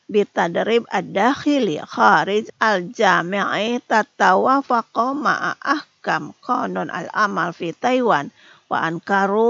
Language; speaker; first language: Arabic; non-native, fluent; Indonesian